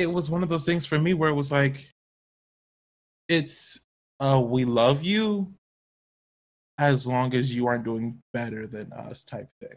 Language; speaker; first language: English; native; English